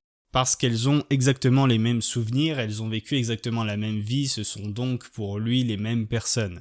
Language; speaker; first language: French; native; French